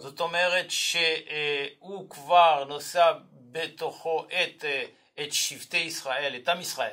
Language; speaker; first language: Hebrew; non-native, fluent; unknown